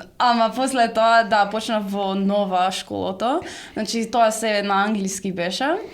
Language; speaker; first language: Macedonian; early bilingual, other home language; English